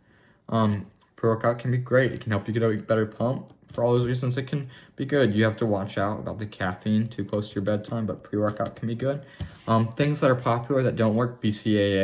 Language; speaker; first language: English; native; English